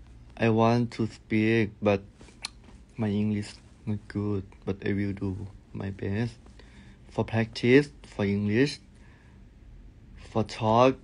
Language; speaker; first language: English; non-native, learner; Thai